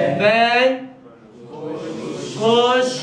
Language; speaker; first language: Turkish; non-native, fluent; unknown